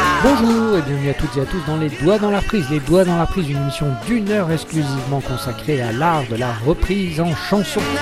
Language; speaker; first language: French; native; French